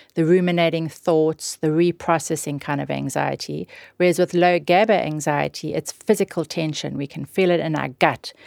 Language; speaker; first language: English; native; English